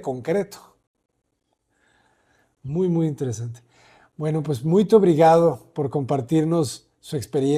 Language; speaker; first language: Spanish; native; Spanish